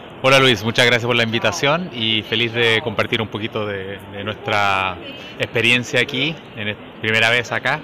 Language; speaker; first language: Spanish; non-native, fluent; English